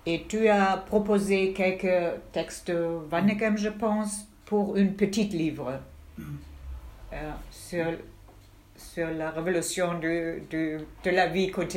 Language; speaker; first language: French; non-native, fluent; German